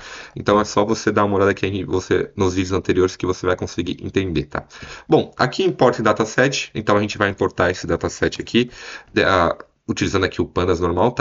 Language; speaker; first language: Portuguese; native; Portuguese